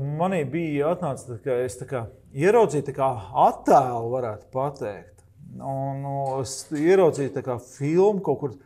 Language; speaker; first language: Latvian; native; Latvian